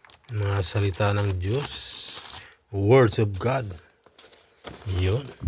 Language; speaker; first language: Filipino; native; Filipino